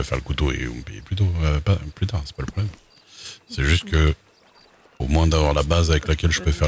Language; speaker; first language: French; native; French